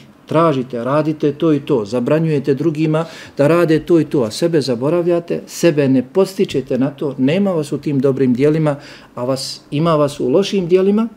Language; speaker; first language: Serbian; native; Serbian